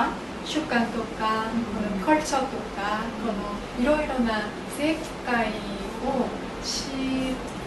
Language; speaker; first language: Japanese; non-native, learner; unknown